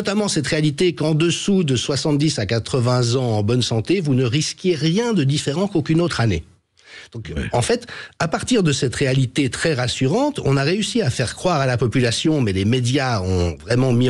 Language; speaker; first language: French; native; French